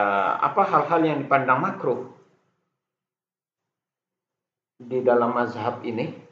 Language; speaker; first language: Indonesian; native; Indonesian